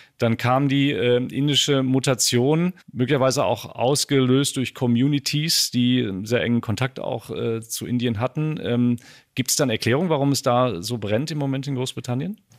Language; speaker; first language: German; native; German